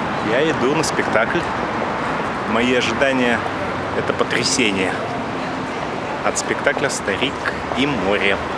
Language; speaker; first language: Russian; native; Russian